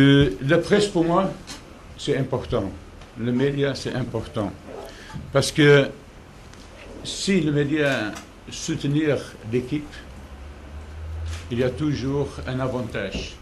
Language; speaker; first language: French; non-native, local second language; Dutch